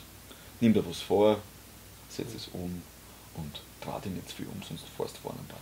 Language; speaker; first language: German; native; German